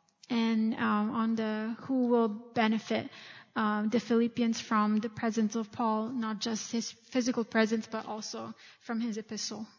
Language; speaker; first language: English; non-native, fluent; Italian